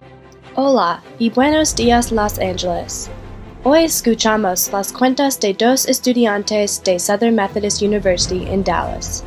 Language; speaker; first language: Spanish; non-native, learner; English